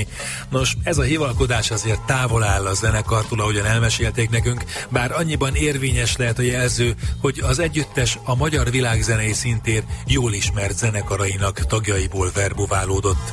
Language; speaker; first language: Hungarian; native; Hungarian